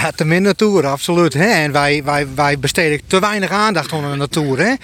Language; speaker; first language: Dutch; native; Dutch